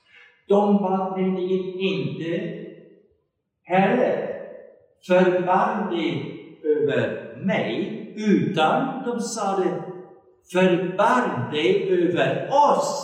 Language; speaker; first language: Swedish; non-native, fluent; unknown